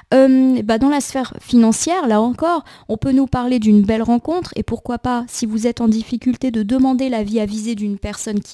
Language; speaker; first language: French; native; French